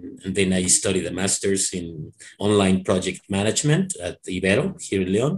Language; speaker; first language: English; non-native, fluent; Spanish